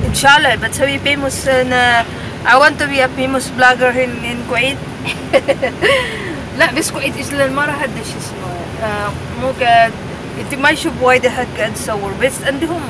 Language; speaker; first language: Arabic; non-native, learner; Filipino